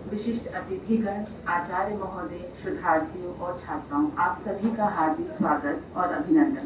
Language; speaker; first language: Hindi; native; Hindi